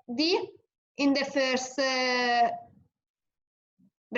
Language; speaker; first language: English; non-native, learner; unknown